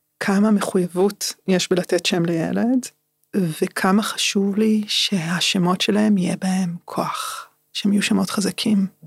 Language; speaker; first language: Hebrew; native; Hebrew